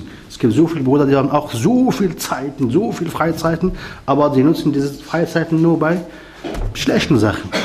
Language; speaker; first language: German; non-native, learner; Arabic